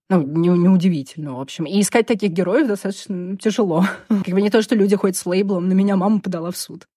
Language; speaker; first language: Russian; native; Russian